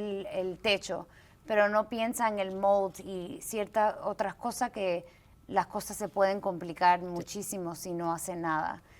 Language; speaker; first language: Spanish; early bilingual, heritage; Spanish